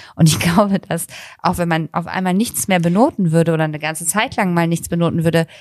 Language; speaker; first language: German; native; German